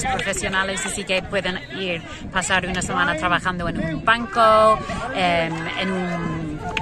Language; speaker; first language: Spanish; non-native, fluent; English